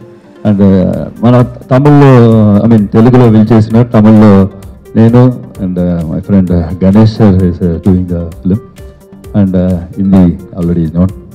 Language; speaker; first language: Telugu; non-native, fluent; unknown